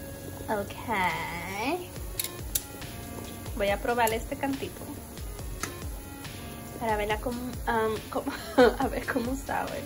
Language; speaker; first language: Spanish; early bilingual, heritage; Spanish